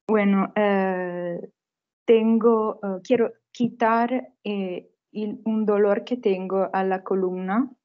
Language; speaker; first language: Spanish; non-native, fluent; Italian